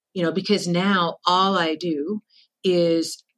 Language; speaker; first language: English; native; English